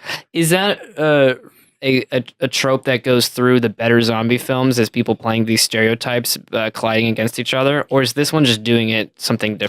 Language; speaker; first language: English; native; English